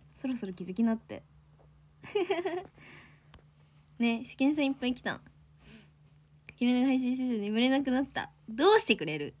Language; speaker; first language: Japanese; native; Japanese